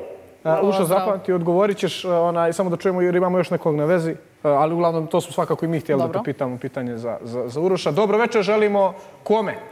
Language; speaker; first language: Serbian; native; Serbian